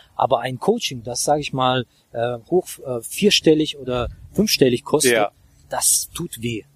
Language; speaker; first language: German; non-native, fluent; Russian